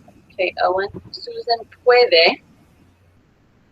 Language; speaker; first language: Spanish; non-native, fluent; English